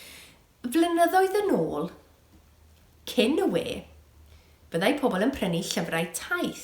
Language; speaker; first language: Welsh; native; Welsh